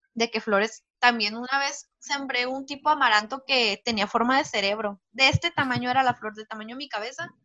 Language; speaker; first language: Spanish; native; Spanish